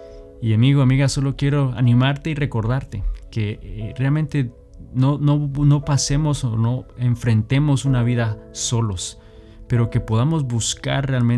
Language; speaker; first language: Spanish; native; Spanish